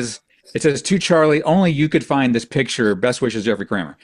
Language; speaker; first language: English; native; English